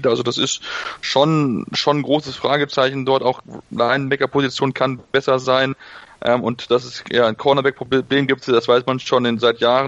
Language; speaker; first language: German; native; German